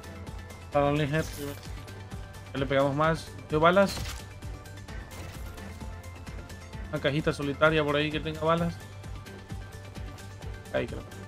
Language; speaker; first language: Spanish; native; Spanish